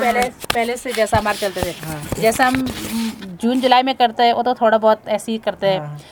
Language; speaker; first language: Hindi; non-native, local second language; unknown